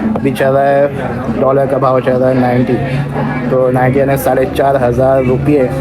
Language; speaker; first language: Hindi; native; Hindi